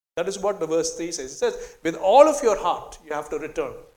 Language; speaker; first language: English; non-native, local second language; Tamil